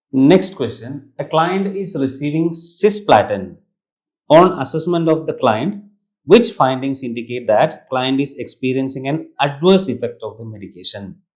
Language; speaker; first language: English; non-native, local second language; Malayalam